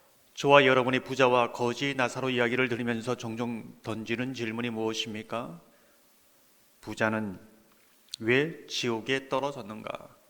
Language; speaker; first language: Korean; native; Korean